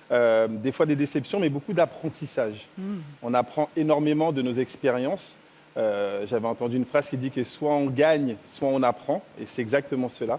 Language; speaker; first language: French; native; French